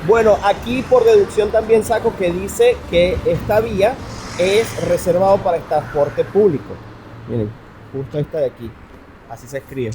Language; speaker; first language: Spanish; native; Spanish